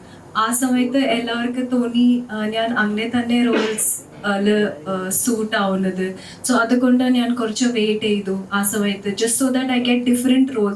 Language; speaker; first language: Malayalam; non-native, learner; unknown